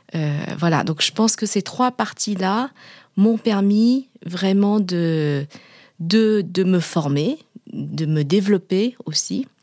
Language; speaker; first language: French; early bilingual, other home language; Vietnamese